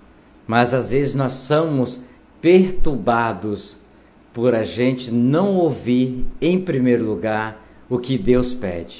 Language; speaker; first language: Portuguese; native; Portuguese